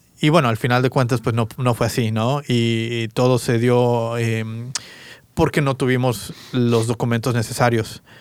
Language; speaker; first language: Spanish; native; Spanish